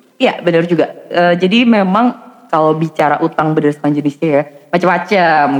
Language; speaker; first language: Indonesian; native; Indonesian